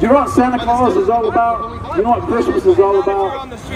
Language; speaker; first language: English; native; English